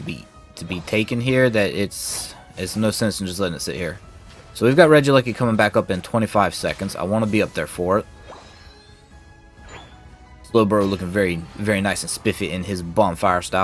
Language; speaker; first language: English; native; English